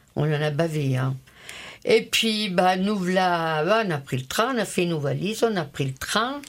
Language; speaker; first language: French; early bilingual, other home language; Italian